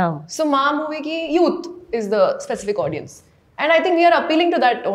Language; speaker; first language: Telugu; non-native, local second language; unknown